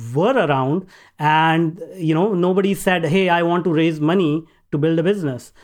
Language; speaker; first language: English; non-native, local second language; Hindi